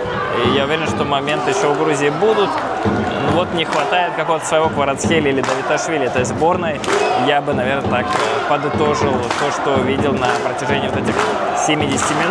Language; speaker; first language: Russian; native; Russian